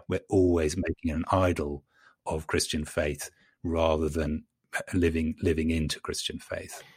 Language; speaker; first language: English; native; English